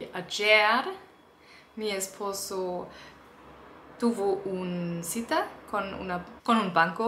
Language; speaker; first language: Spanish; non-native, learner; German